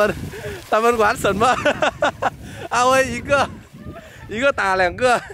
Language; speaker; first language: Chinese; non-native, learner; Vietnamese